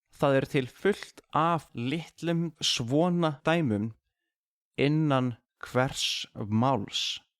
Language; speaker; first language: Icelandic; native; Icelandic